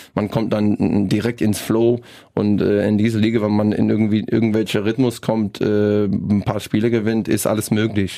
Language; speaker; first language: German; non-native, fluent; English